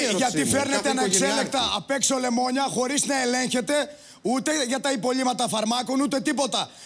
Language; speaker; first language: Greek; native; Greek